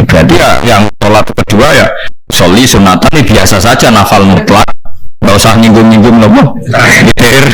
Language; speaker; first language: Indonesian; non-native, local second language; Javanese